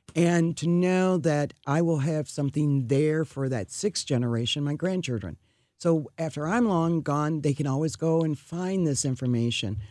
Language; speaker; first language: English; native; English